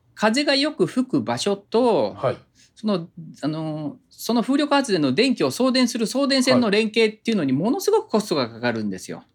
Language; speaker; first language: Japanese; native; Japanese